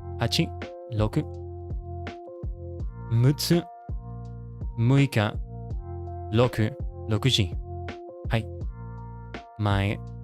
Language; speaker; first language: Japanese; non-native, learner; English